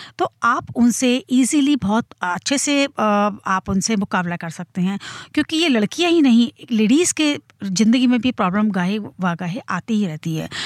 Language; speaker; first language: Hindi; native; Hindi